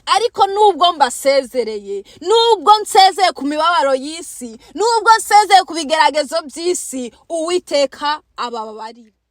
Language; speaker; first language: Kinyarwanda; native; Kinyarwanda